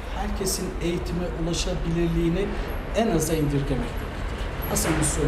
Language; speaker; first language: Turkish; native; Turkish